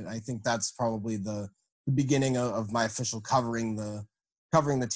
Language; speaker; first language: English; native; English